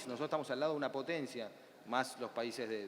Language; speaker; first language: Spanish; native; Spanish